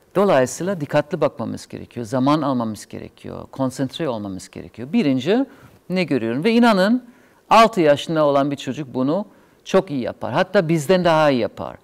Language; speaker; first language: Turkish; non-native, fluent; German